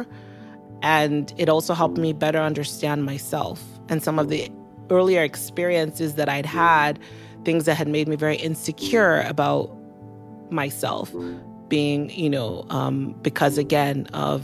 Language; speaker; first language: English; non-native, local second language; Yoruba